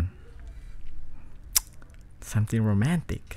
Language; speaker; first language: English; non-native, learner; Indonesian